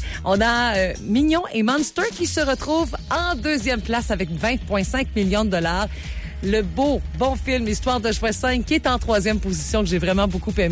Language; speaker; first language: French; native; French